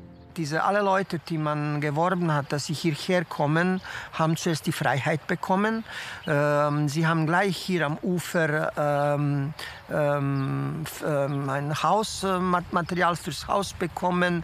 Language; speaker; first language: German; non-native, local second language; Croatian